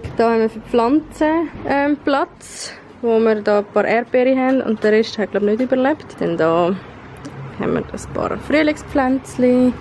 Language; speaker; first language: German; native; German